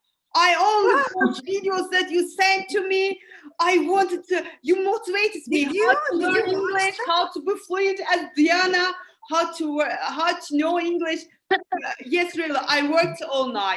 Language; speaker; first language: English; non-native, fluent; Azerbaijani